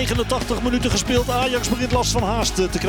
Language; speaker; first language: Dutch; native; Dutch